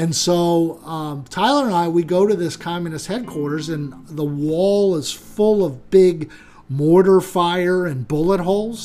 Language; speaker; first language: English; native; English